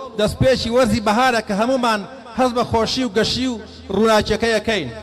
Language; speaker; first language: Central Kurdish; native; Central Kurdish